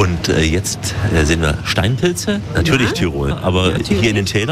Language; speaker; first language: German; native; German